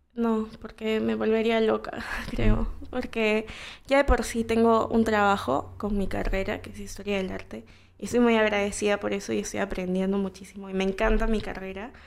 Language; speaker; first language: Spanish; native; Spanish